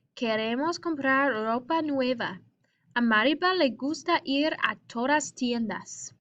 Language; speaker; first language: Spanish; non-native, fluent; English